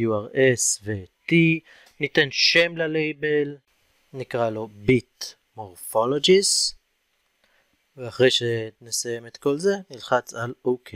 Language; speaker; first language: Hebrew; native; Hebrew